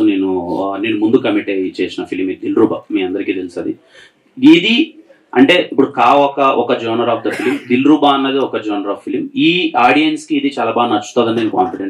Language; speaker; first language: Telugu; native; Telugu